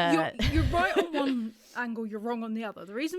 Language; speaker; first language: English; native; English